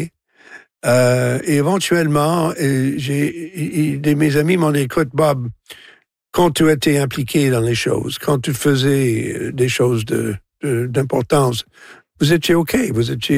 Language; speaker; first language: French; non-native, local second language; English